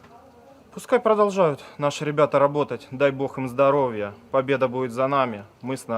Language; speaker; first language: Russian; native; Russian